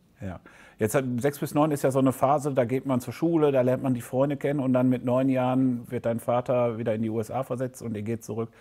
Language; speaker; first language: German; native; German